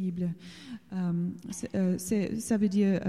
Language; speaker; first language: French; non-native, learner; English